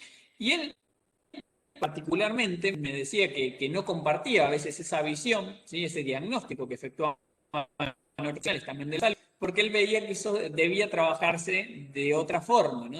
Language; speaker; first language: Spanish; native; Spanish